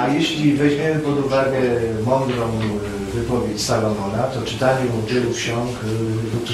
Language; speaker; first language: Polish; native; Polish